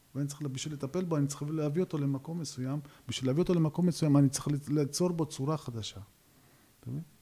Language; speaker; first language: Hebrew; early bilingual, other home language; Georgian